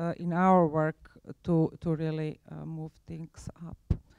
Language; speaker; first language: English; non-native, fluent; Croatian